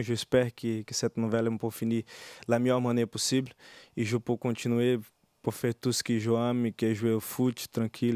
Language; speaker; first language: French; non-native, learner; Portuguese